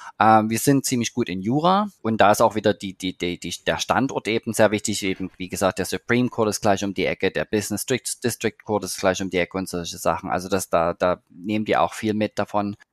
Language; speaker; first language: German; native; German